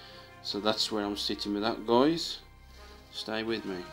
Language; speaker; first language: English; native; English